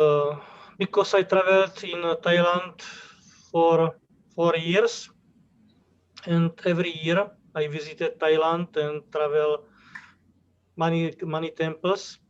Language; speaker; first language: English; non-native, learner; Czech